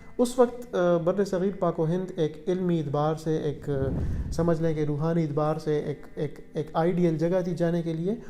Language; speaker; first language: Urdu; non-native, local second language; Pashto